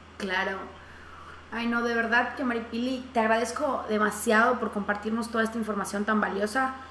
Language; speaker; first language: Spanish; native; Spanish